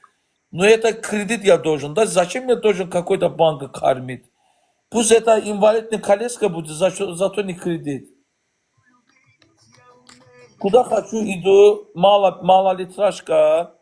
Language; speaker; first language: Russian; non-native, learner; Azerbaijani